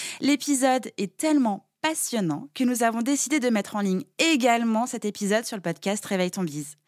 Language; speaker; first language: French; native; French